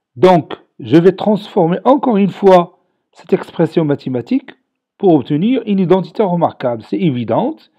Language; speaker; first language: French; non-native, local second language; Arabic